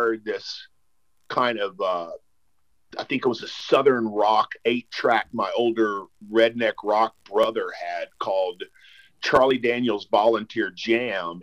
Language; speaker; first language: English; native; English